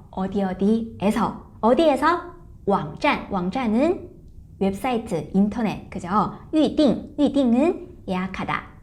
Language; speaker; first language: Korean; non-native, fluent; Chinese